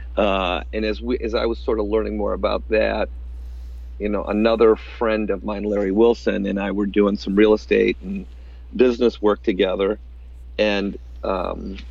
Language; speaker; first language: English; native; English